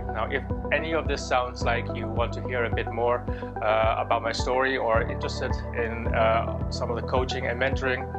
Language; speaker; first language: English; non-native, fluent; Dutch